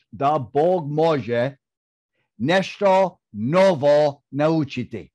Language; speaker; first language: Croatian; early bilingual, heritage; Croatian